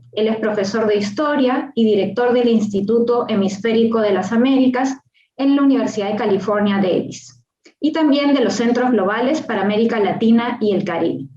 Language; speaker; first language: Spanish; native; Spanish